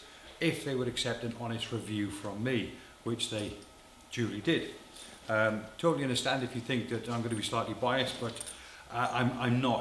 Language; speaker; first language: English; native; English